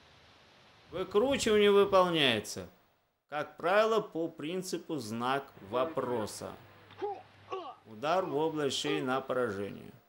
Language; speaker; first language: Russian; native; Russian